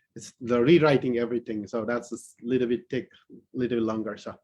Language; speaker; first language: English; non-native, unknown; Newari